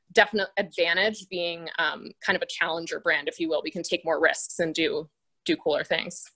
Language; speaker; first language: English; native; English